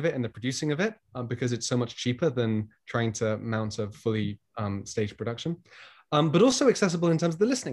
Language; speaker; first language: English; native; English